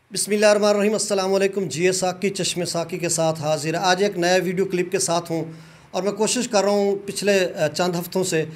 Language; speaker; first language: Urdu; non-native, local second language; Punjabi